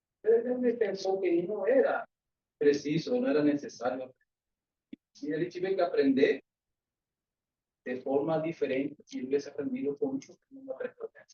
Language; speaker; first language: Portuguese; non-native, learner; Spanish